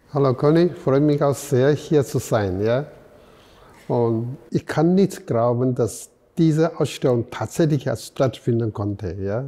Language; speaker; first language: German; non-native, fluent; Chinese